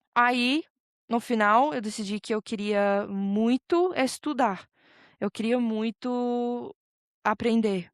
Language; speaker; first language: Portuguese; non-native, fluent; English